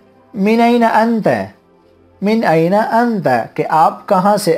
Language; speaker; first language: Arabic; non-native, fluent; Urdu